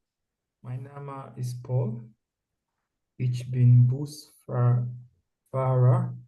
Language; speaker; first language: German; non-native, learner; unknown